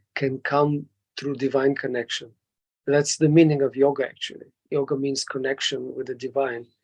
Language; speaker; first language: English; non-native, fluent; Bulgarian